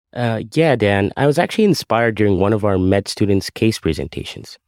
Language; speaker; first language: English; non-native, fluent; Arabic